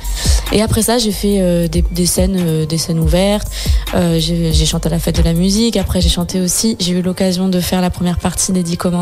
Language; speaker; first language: French; native; French